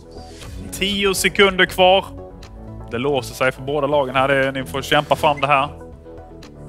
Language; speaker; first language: Swedish; native; Swedish